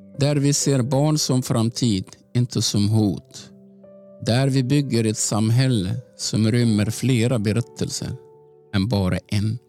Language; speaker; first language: Swedish; non-native, fluent; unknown